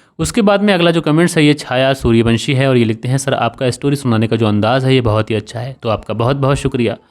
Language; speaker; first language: Hindi; native; Hindi